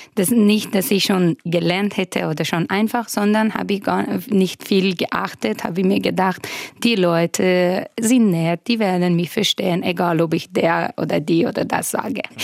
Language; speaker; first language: German; non-native, fluent; Persian